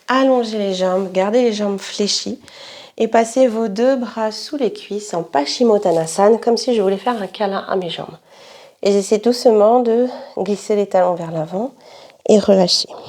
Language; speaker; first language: French; native; French